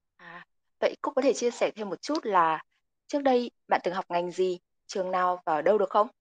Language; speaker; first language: Vietnamese; native; Vietnamese